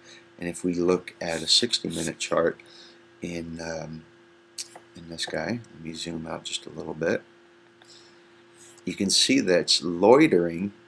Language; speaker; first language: English; native; English